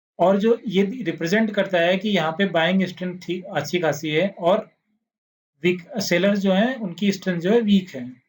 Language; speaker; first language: Hindi; native; Hindi